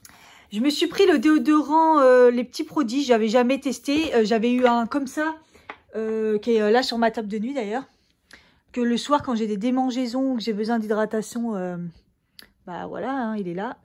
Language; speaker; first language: French; native; French